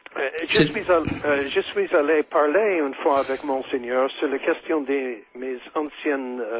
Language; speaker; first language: French; non-native, fluent; English